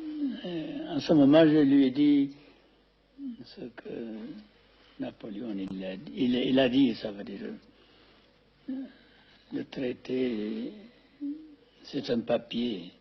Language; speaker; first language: French; non-native, fluent; Amharic